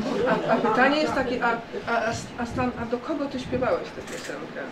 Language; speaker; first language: Polish; native; Polish